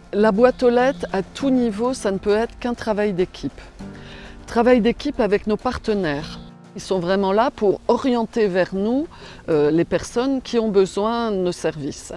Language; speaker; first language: French; native; French